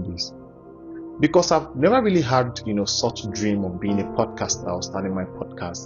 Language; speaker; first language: English; non-native, local second language; Igbo